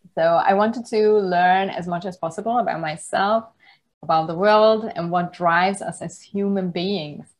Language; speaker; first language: English; non-native, fluent; Hungarian